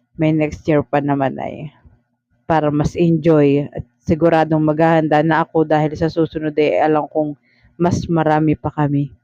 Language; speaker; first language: Filipino; native; Filipino